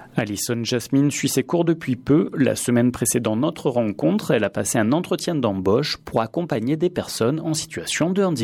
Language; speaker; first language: French; native; French